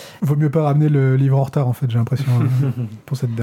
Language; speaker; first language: French; native; French